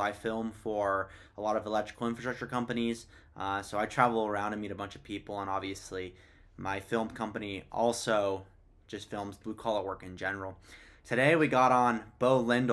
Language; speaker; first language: English; native; English